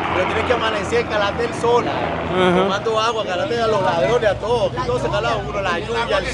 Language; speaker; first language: Spanish; native; Spanish